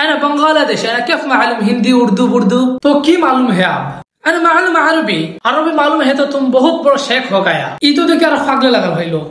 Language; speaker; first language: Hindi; non-native, learner; Bangla